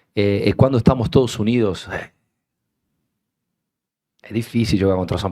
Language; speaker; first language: Portuguese; non-native, learner; Spanish